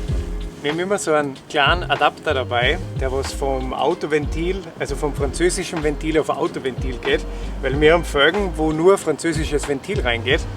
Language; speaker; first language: German; native; German